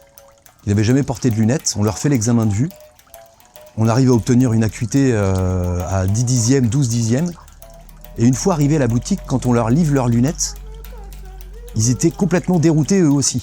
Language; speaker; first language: French; native; French